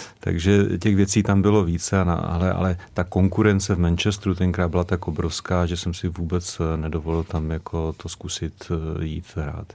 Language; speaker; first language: Czech; native; Czech